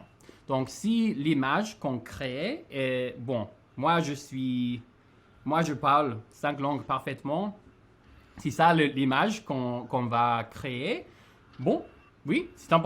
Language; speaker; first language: French; non-native, fluent; English